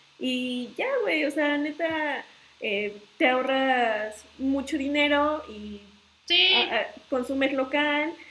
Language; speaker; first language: Spanish; native; Spanish